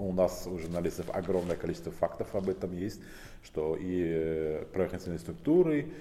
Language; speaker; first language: Russian; non-native, local second language; Tajik